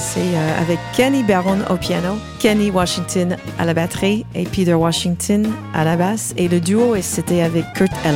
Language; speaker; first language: French; non-native, fluent; English